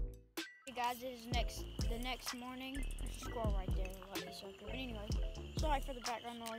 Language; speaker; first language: English; native; English